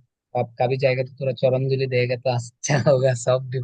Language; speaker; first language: Hindi; non-native, learner; Bangla